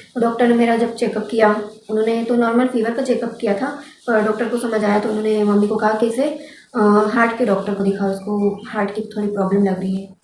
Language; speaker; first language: Hindi; native; Hindi